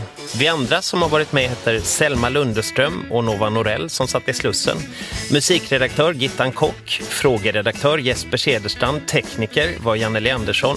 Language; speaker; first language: Swedish; native; Swedish